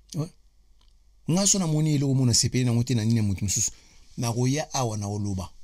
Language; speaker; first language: French; non-native, local second language; Lingala